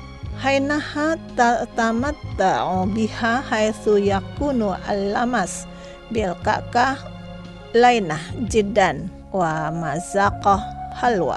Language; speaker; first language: Arabic; non-native, fluent; Indonesian